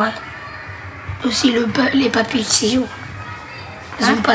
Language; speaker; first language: French; early bilingual, other home language; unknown